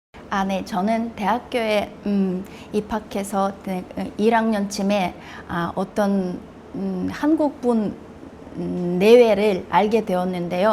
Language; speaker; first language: Korean; non-native, fluent; Russian